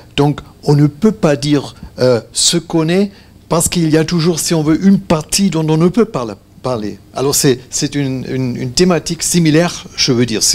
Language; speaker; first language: French; non-native, fluent; German